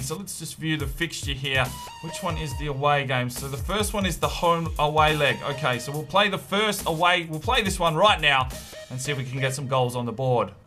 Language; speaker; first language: English; native; English